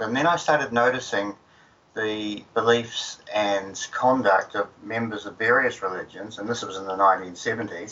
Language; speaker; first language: English; native; English